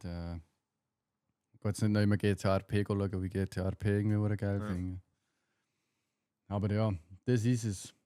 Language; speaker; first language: German; native; German